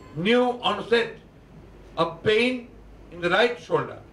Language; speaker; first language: English; non-native, local second language; Bangla